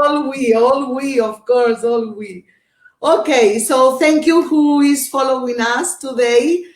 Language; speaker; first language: English; non-native, learner; Portuguese